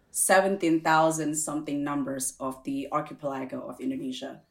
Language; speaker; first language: English; non-native, fluent; Indonesian